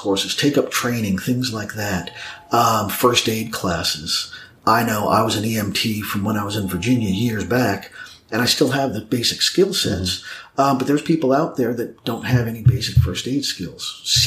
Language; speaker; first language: English; native; English